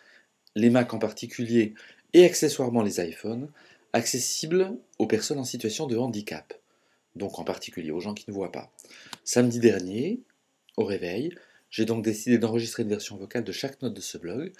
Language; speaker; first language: French; native; French